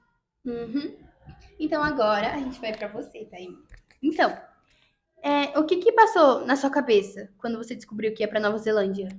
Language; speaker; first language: Portuguese; native; Portuguese